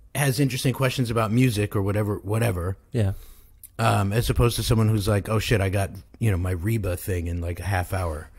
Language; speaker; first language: English; native; English